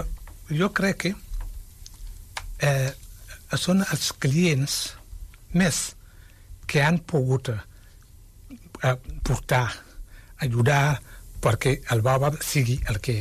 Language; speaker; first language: Catalan; non-native, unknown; Wolof